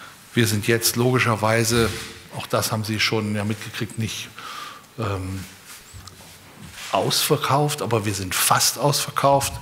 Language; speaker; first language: German; native; German